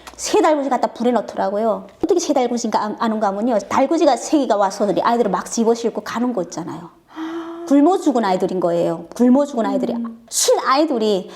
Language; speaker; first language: Korean; native; Korean